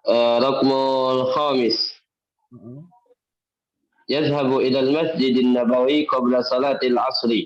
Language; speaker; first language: Arabic; non-native, learner; Indonesian